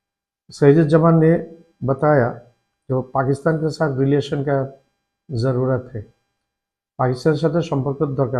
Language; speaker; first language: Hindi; non-native, learner; Bangla